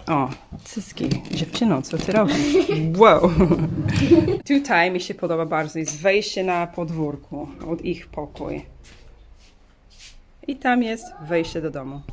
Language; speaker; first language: Polish; non-native, learner; English